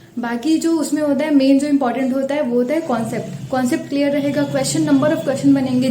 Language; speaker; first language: Hindi; native; Hindi